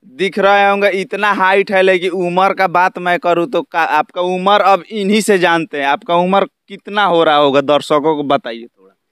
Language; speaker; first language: Hindi; native; Hindi